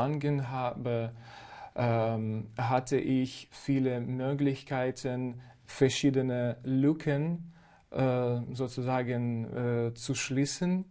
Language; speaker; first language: German; non-native, fluent; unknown